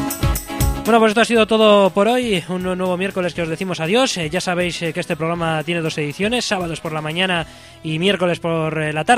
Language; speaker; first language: Spanish; native; Spanish